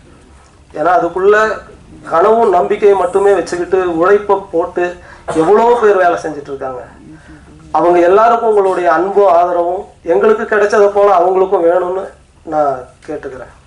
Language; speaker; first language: Tamil; native; Tamil